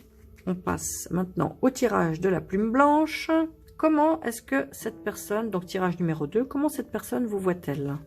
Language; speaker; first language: French; native; French